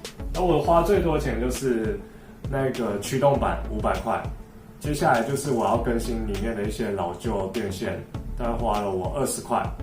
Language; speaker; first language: Chinese; native; Chinese